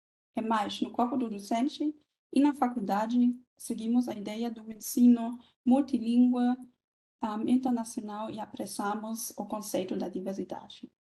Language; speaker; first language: Portuguese; non-native, fluent; German